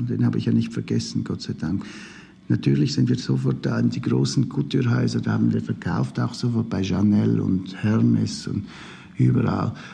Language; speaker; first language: German; native; German